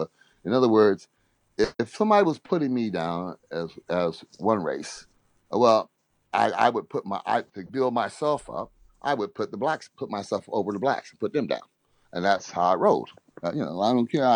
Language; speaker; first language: English; native; English